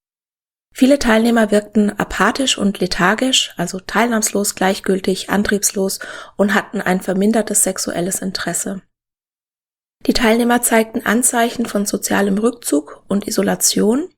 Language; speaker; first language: German; native; German